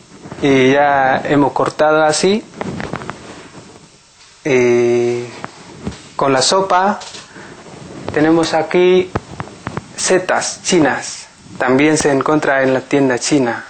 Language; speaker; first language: Spanish; non-native, learner; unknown